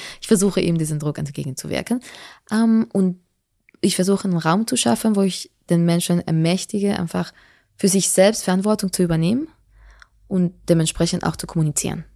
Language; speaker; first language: German; non-native, fluent; Spanish